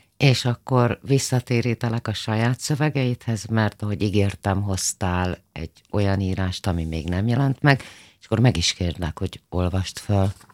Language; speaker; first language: Hungarian; native; Hungarian